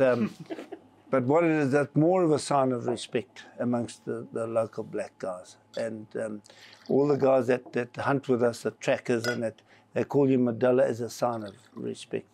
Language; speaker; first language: English; native; English